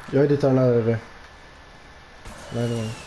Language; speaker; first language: Swedish; early bilingual, other home language; Turkish